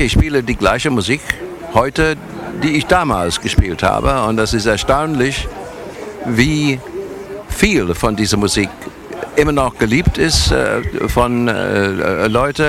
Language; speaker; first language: German; non-native, fluent; English